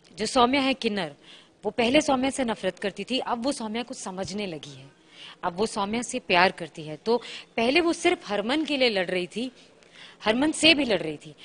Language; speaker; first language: Hindi; native; Hindi